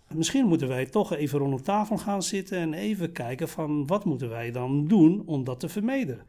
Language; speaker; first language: Dutch; non-native, fluent; Arabic